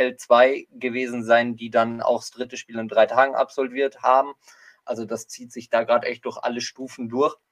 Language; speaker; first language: German; native; German